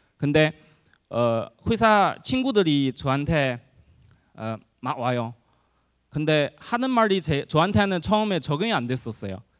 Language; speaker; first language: Korean; non-native, fluent; Chinese